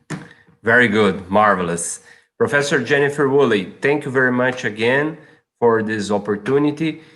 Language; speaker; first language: English; non-native, fluent; Portuguese